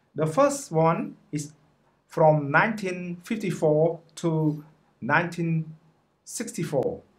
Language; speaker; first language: English; non-native, fluent; Khmer